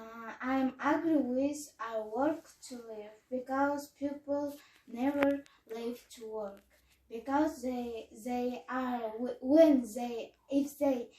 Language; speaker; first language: English; non-native, learner; Kazakh